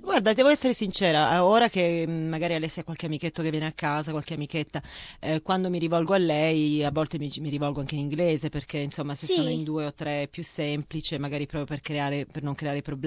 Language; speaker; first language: Italian; native; Italian